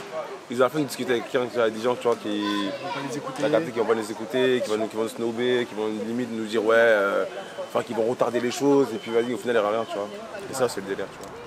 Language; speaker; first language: French; native; French